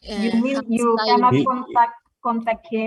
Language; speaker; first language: English; non-native, fluent; Indonesian